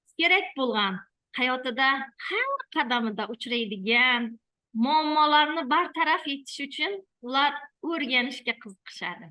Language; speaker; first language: Uzbek; native; Uzbek